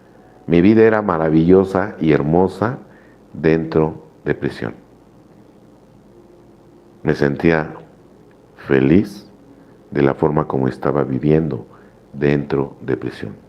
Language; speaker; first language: Spanish; native; Spanish